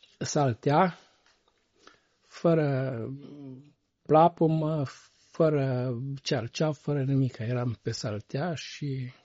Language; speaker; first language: Romanian; non-native, local second language; Bulgarian